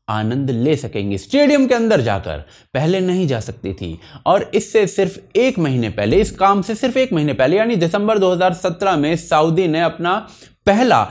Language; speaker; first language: Hindi; native; Hindi